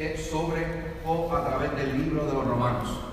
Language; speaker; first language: Spanish; native; Spanish